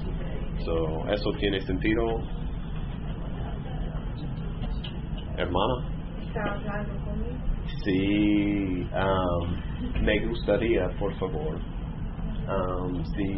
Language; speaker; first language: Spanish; non-native, fluent; English